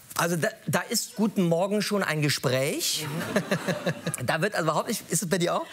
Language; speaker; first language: German; native; German